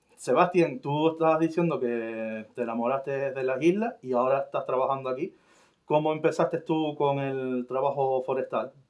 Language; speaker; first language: Spanish; native; Spanish